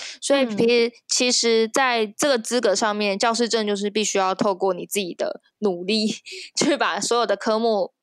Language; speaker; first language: Chinese; native; Chinese